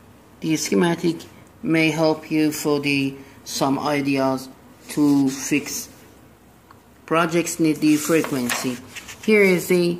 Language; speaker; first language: English; non-native, learner; Persian